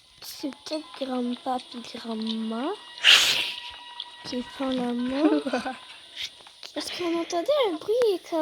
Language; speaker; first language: French; native; French